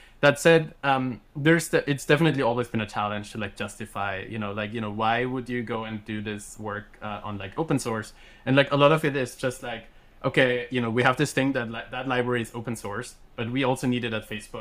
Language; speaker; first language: English; non-native, fluent; German